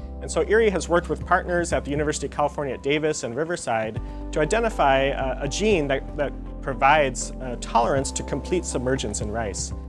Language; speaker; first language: English; native; English